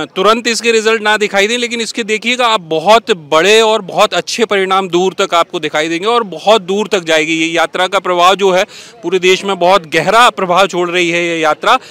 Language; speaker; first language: Hindi; native; Hindi